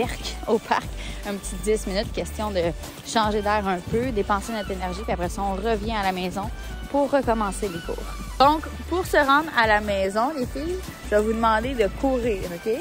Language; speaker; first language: French; native; French